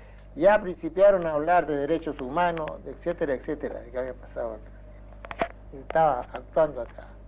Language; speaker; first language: Spanish; native; Spanish